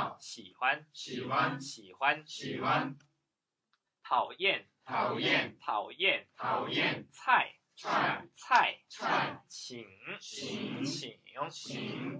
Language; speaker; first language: Chinese; non-native, fluent; Korean